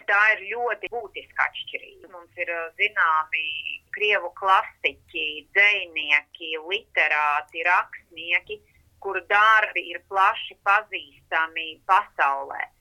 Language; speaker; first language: Latvian; native; Latvian